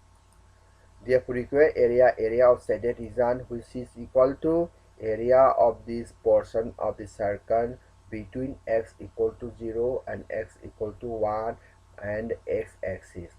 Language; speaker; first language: English; non-native, local second language; Manipuri